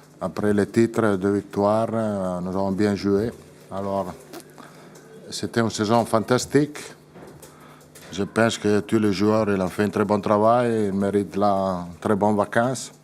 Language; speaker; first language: French; non-native, fluent; Italian